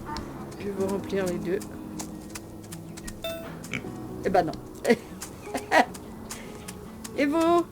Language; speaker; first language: French; native; French